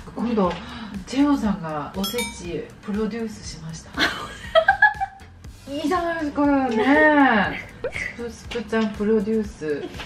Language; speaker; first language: Japanese; native; Japanese